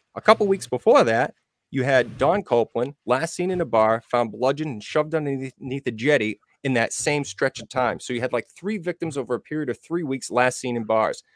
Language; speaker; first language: English; native; English